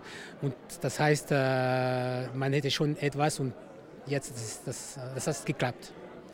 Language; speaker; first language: German; non-native, local second language; French